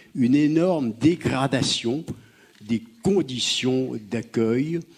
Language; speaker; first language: French; native; French